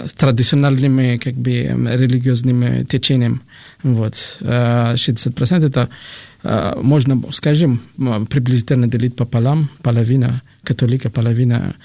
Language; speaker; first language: Russian; non-native, fluent; Malagasy